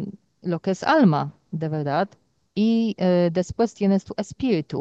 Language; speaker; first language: Spanish; non-native, learner; Polish